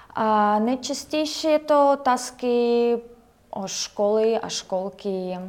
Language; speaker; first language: Czech; native; Czech